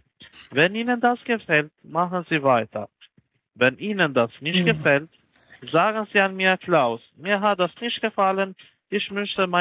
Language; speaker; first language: German; non-native, learner; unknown